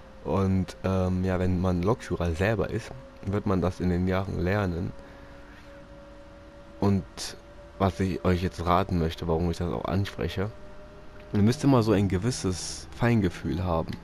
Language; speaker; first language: German; native; German